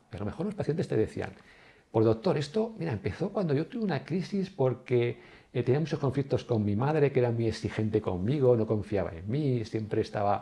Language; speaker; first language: Spanish; native; Spanish